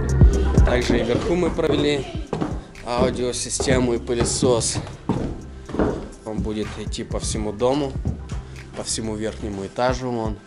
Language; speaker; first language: Russian; native; Russian